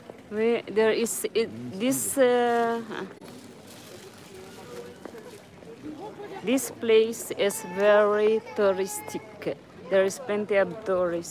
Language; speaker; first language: English; non-native, local second language; Filipino